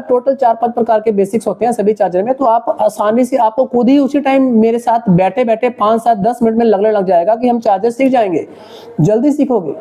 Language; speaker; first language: Hindi; native; Hindi